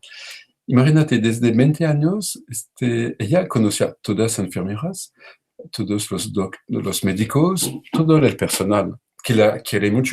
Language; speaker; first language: Spanish; non-native, learner; French